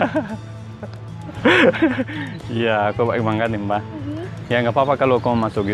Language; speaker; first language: Indonesian; non-native, learner; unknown